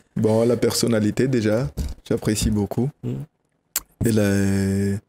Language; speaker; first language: French; non-native, local second language; Malagasy